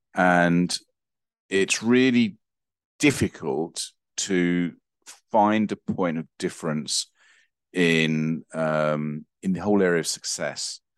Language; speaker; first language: English; native; English